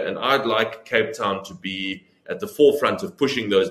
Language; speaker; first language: English; native; English